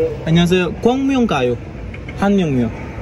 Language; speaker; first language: Korean; non-native, learner; Filipino